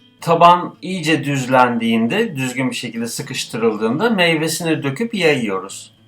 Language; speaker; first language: Turkish; native; Turkish